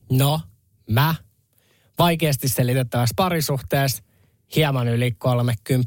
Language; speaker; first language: Finnish; native; Finnish